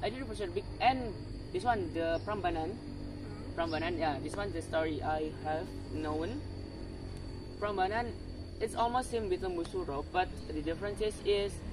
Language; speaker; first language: English; non-native, learner; Indonesian